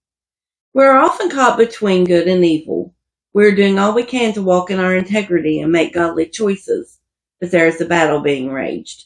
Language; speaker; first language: English; native; English